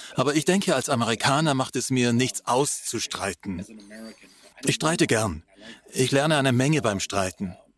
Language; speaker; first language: German; non-native, fluent; English